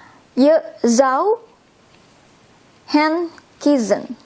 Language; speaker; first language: Dutch; non-native, fluent; Indonesian